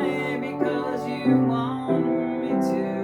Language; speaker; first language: English; native; English